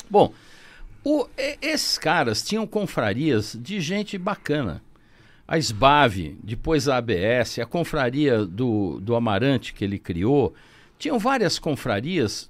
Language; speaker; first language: Portuguese; native; Portuguese